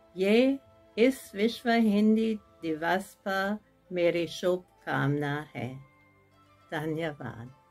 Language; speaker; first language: Hindi; non-native, fluent; German